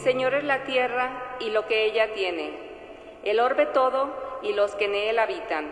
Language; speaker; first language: Spanish; native; Spanish